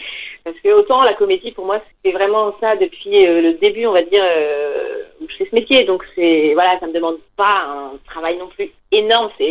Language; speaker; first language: French; native; French